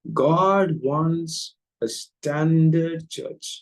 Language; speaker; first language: English; non-native, local second language; Tamil